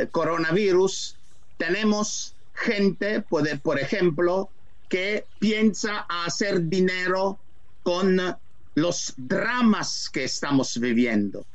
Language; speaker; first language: Spanish; non-native, fluent; Italian